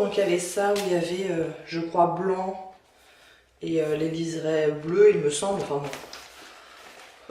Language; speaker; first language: French; native; French